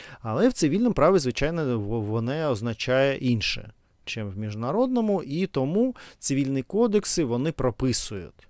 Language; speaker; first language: Ukrainian; non-native, fluent; Russian